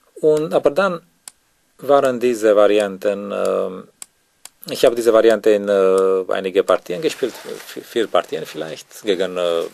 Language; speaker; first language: German; non-native, learner; Romanian